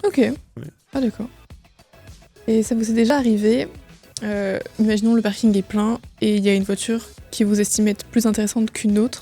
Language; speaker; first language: French; native; French